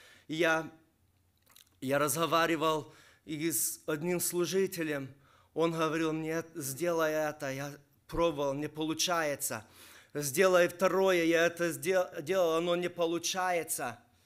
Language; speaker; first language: Russian; native; Russian